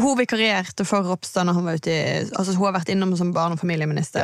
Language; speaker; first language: Norwegian; native; Norwegian